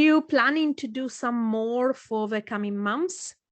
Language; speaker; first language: English; non-native, fluent; Italian